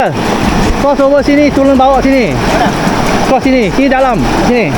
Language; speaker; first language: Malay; non-native, local second language; Chinese